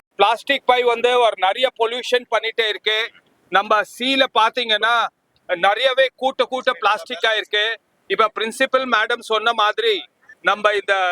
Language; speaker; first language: Tamil; non-native, local second language; Hindi